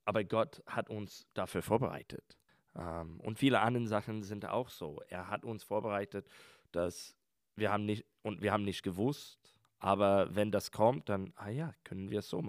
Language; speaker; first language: German; non-native, learner; English